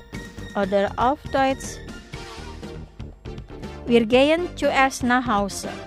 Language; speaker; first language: German; non-native, fluent; Indonesian